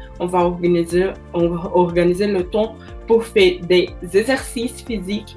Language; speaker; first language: French; non-native, learner; Portuguese